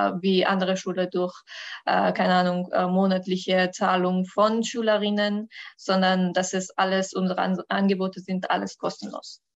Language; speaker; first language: German; non-native, learner; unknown